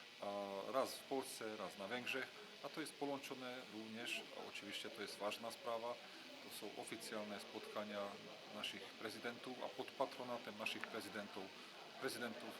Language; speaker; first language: Polish; non-native, fluent; Hungarian